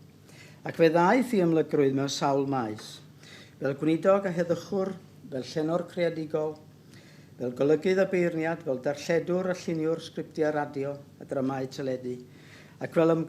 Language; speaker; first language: Welsh; native; Welsh